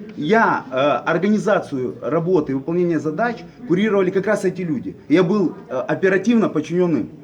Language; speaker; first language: Russian; native; Russian